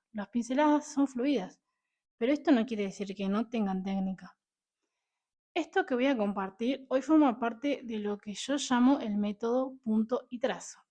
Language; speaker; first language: Spanish; native; Spanish